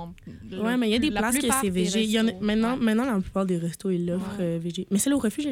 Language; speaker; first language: French; native; French